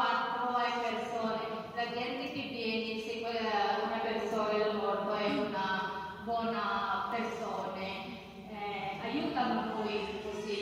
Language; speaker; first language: Italian; non-native, learner; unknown